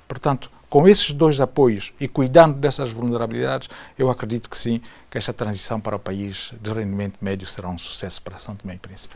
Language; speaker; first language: Portuguese; native; Portuguese